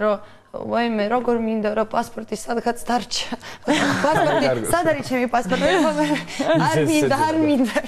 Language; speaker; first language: Georgian; non-native, learner; Russian